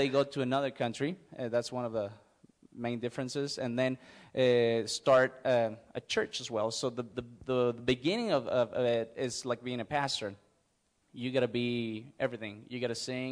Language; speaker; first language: English; non-native, fluent; Spanish